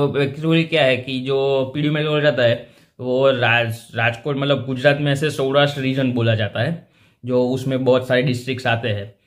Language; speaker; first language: Hindi; non-native, local second language; Gujarati